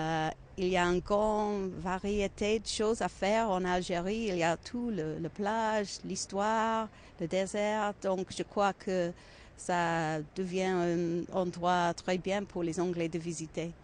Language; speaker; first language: French; non-native, fluent; English